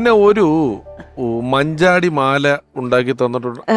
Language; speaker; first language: Malayalam; native; Malayalam